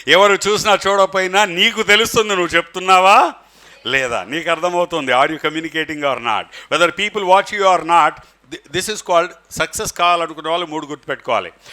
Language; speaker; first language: Telugu; native; Telugu